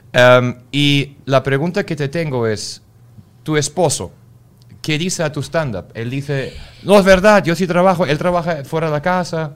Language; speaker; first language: Spanish; non-native, fluent; German